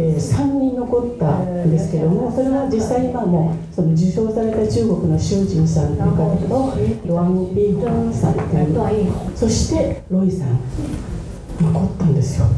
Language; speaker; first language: Japanese; native; Japanese